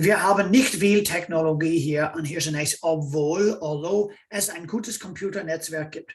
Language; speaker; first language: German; non-native, fluent; English